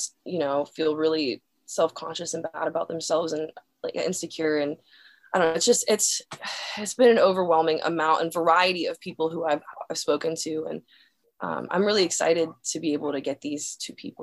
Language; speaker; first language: English; native; English